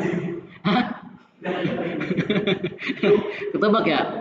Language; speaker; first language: Indonesian; native; Indonesian